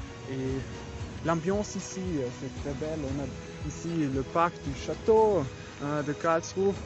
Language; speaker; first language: French; non-native, learner; German